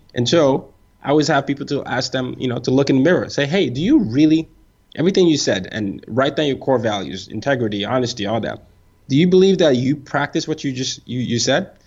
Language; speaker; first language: English; non-native, local second language; Yoruba